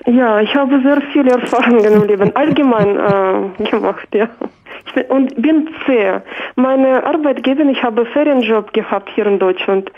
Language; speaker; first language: German; non-native, fluent; Russian